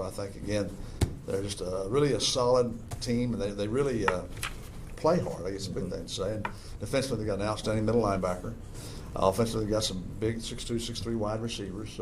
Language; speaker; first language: English; native; English